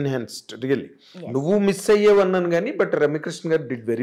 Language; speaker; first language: Telugu; native; Telugu